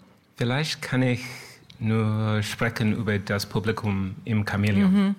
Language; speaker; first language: German; non-native, learner; French